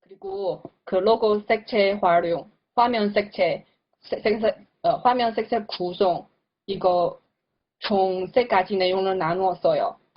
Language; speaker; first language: Korean; non-native, fluent; Chinese